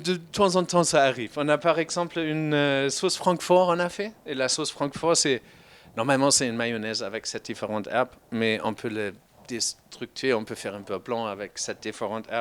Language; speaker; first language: French; non-native, fluent; German